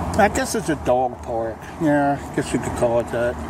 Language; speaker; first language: English; native; English